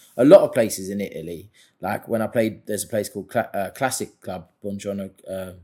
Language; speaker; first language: English; native; English